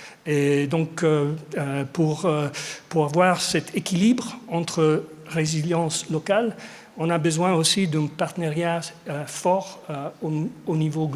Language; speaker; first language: French; non-native, fluent; English